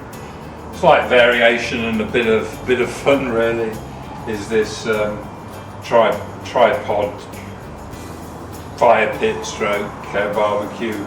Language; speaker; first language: English; native; English